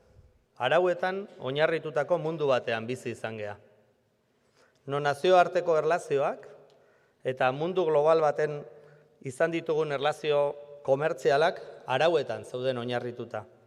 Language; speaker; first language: Basque; native; Basque